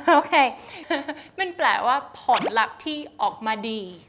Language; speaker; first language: Thai; native; Thai